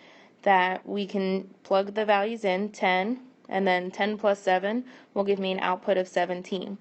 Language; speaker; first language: English; native; English